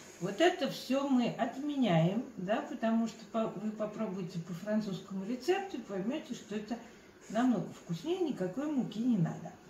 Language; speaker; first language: Russian; native; Russian